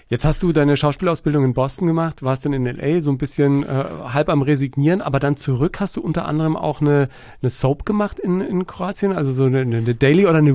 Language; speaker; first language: German; native; German